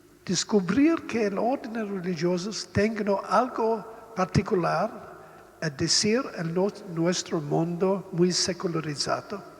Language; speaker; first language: Spanish; non-native, learner; Italian